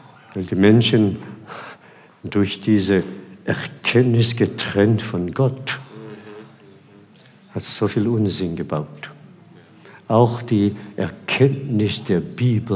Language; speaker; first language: German; non-native, fluent; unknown